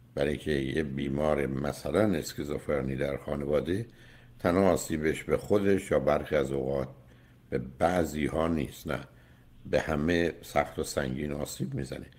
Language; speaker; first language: Persian; native; Persian